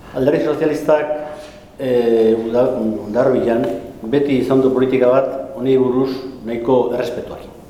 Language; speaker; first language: Basque; non-native, local second language; Spanish